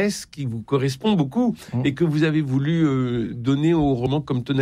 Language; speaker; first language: French; native; French